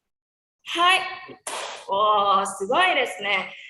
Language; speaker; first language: Japanese; non-native, learner; Indonesian